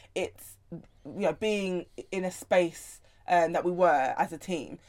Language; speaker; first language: English; native; English